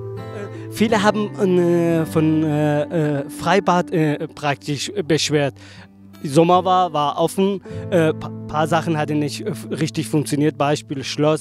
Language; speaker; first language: German; non-native, learner; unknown